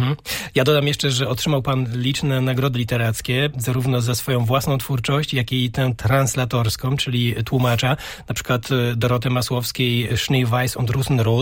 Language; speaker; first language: Polish; native; Polish